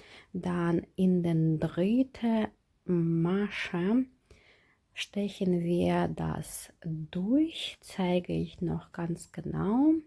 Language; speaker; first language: German; non-native, fluent; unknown